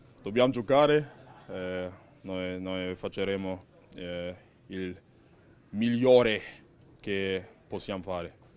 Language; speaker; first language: Italian; non-native, learner; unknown